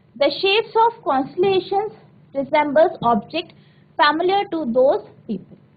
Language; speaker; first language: English; non-native, local second language; Hindi